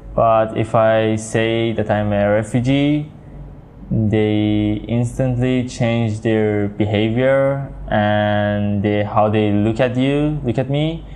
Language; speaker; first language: English; non-native, fluent; Persian